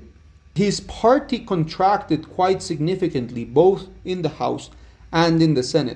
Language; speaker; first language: English; non-native, fluent; Spanish